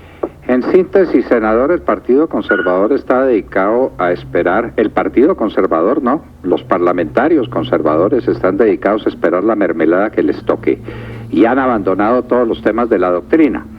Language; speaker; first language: Spanish; native; Spanish